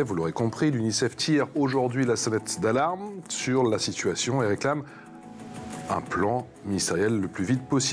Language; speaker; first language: French; native; French